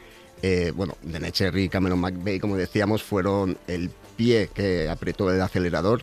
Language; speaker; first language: Spanish; native; Spanish